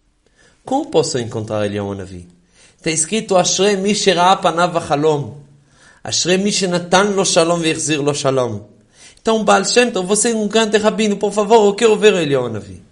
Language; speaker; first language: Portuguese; non-native, fluent; Hebrew